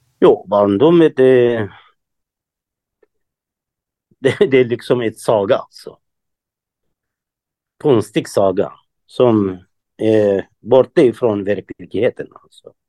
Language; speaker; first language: Swedish; non-native, fluent; Kurdish